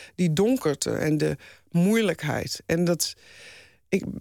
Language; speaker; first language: Dutch; native; Dutch